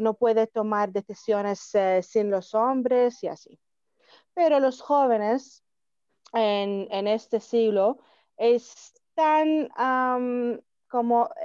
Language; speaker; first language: Spanish; non-native, learner; Arabic